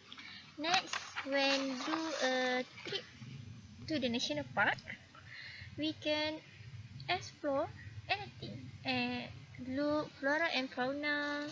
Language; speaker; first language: English; non-native, learner; Malay